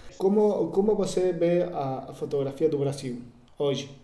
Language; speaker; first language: Portuguese; non-native, learner; Spanish